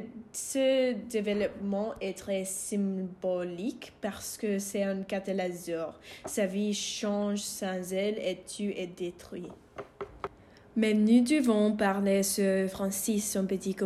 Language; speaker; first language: French; non-native, learner; English